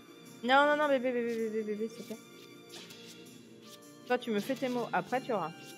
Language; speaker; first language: French; native; French